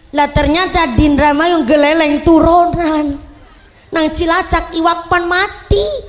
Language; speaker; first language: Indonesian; non-native, local second language; Javanese